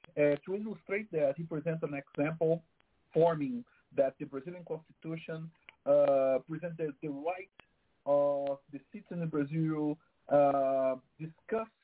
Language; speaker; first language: English; non-native, fluent; Portuguese